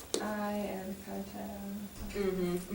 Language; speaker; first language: Spanish; non-native, learner; English